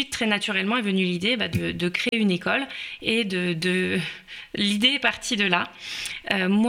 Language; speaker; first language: French; native; French